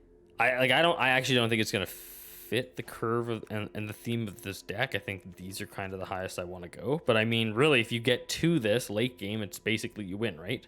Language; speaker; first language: English; native; English